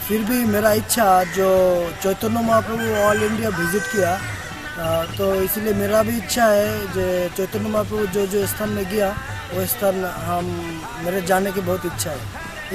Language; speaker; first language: Hindi; non-native, local second language; Bangla